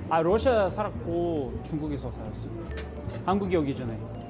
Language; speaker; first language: Korean; non-native, fluent; Russian